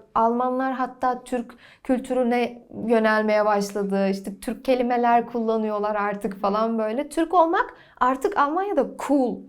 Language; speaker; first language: Turkish; early bilingual, heritage; Turkish